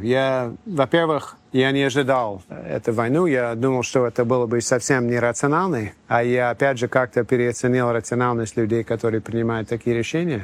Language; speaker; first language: Russian; non-native, fluent; English